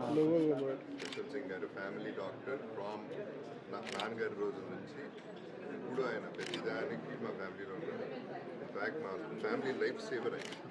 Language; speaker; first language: Telugu; native; Telugu